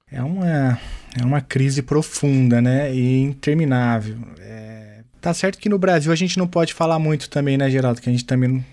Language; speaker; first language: Portuguese; native; Portuguese